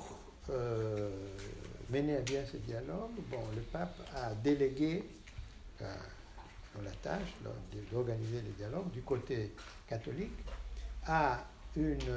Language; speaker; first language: French; non-native, fluent; Portuguese